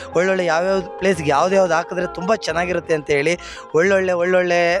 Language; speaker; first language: Kannada; native; Kannada